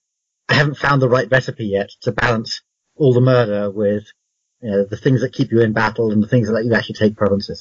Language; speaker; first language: English; native; English